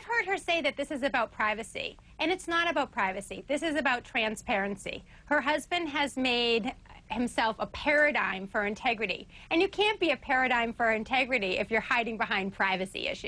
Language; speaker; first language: English; native; English